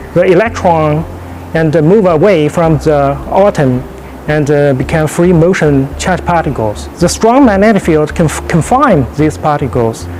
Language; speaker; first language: English; non-native, learner; Chinese